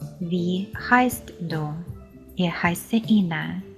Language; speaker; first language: German; non-native, fluent; Ukrainian